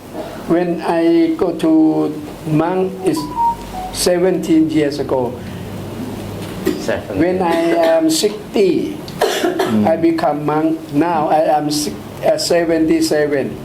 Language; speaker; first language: English; non-native, learner; Thai